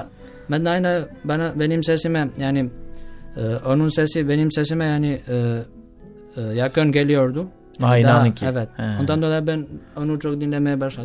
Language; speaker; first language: Turkish; non-native, learner; Albanian